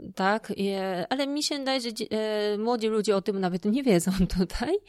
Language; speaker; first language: Polish; non-native, fluent; Japanese